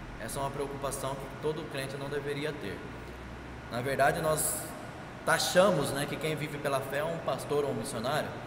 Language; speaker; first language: Portuguese; native; Portuguese